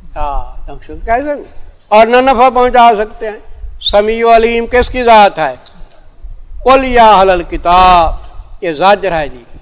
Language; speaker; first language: Urdu; non-native, local second language; Saraiki